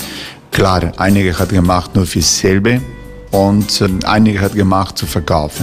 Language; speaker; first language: German; non-native, learner; Croatian